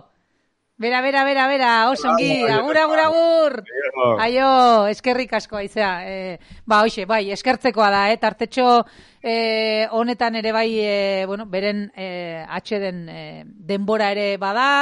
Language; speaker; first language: Basque; native; Basque